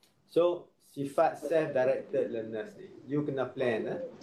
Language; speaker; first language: English; non-native, local second language; Malay